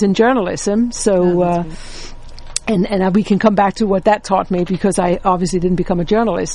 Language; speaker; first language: English; non-native, fluent; Danish